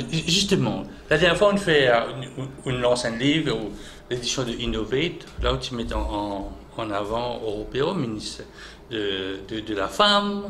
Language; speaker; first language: French; non-native, local second language; Morisyen